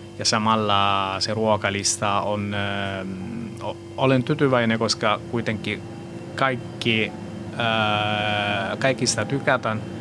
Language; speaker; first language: Finnish; non-native, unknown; Italian